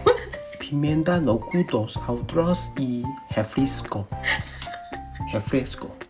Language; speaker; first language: Portuguese; non-native, learner; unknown